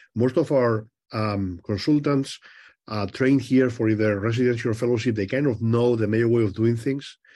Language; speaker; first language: English; non-native, fluent; Spanish